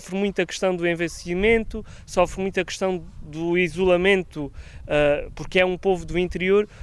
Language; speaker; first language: Portuguese; native; Portuguese